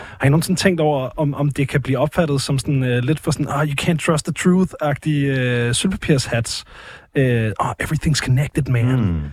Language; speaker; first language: Danish; native; Danish